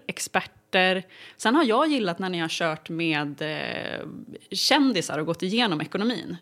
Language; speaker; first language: Swedish; native; Swedish